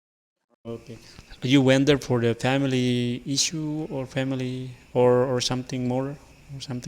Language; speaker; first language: English; non-native, learner; Indonesian